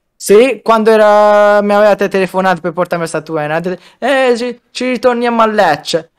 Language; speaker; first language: Italian; native; Italian